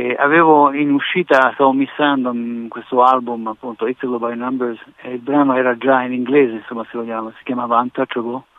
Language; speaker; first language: Italian; early bilingual, heritage; Italian